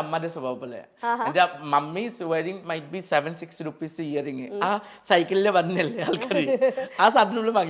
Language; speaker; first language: Malayalam; non-native, fluent; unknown